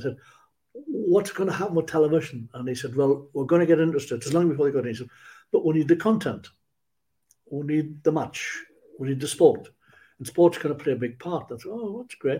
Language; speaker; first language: English; native; English